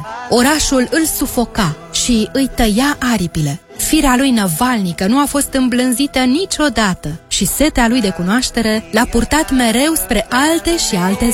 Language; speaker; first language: Romanian; native; Romanian